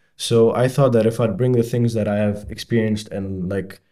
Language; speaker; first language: English; non-native, fluent; Arabic